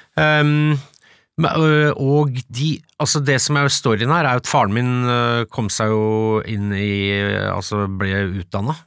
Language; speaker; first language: Norwegian; early bilingual, other home language; English